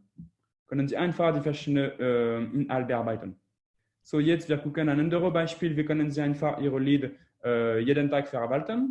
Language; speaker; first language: German; non-native, learner; French